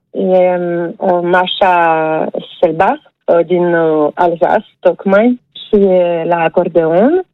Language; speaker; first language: Romanian; early bilingual, heritage; Romanian